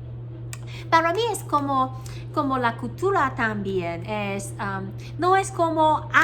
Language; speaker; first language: Spanish; non-native, learner; Cantonese